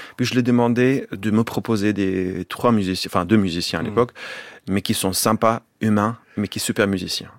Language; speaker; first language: French; non-native, fluent; Arabic